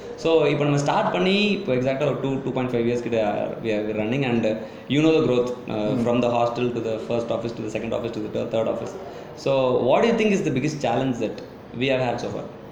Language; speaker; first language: English; non-native, local second language; Tamil